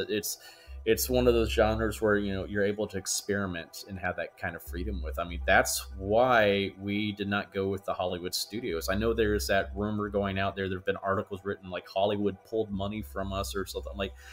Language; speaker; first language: English; native; English